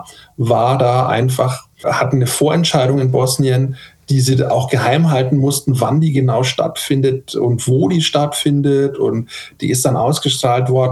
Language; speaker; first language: German; native; German